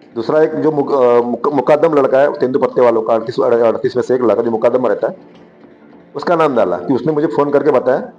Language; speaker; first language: Hindi; non-native, local second language; Marathi